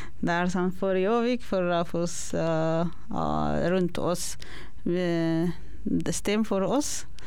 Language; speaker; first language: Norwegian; non-native, learner; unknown